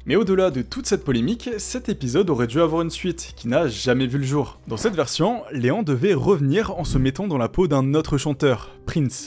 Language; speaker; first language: French; native; French